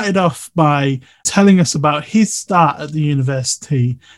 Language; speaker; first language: English; native; English